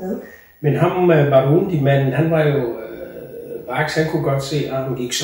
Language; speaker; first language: Danish; early bilingual, heritage; Danish